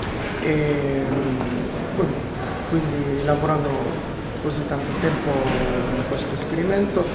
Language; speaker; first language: Italian; non-native, fluent; Bangla